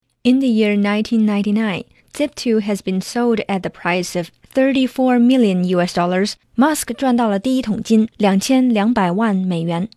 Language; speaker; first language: English; non-native, fluent; Chinese